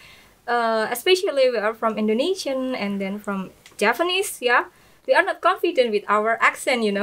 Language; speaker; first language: English; non-native, fluent; Indonesian